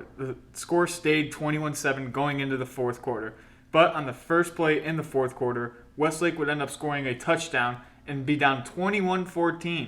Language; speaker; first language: English; native; English